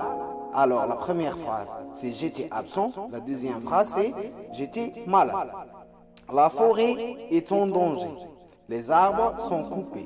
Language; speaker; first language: French; non-native, local second language; Arabic